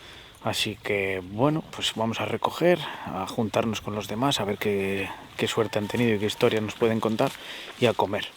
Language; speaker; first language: Spanish; native; Spanish